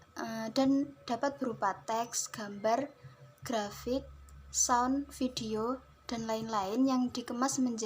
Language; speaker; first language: Indonesian; native; Indonesian